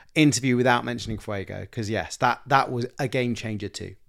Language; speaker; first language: English; native; English